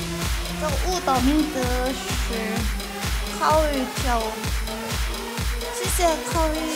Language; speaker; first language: Chinese; non-native, learner; Korean